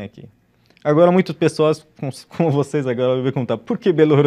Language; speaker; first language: Portuguese; non-native, fluent; Arabic